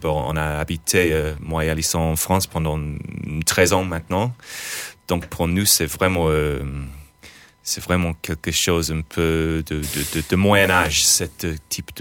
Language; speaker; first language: French; non-native, fluent; English